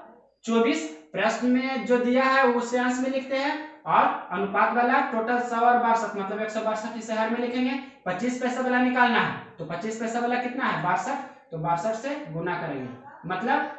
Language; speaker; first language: Hindi; native; Hindi